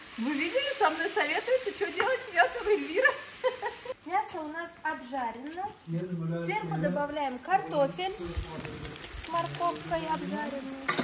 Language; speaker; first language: Russian; native; Russian